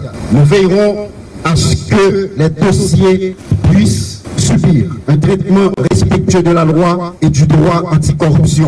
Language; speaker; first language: French; non-native, local second language; Haitian Creole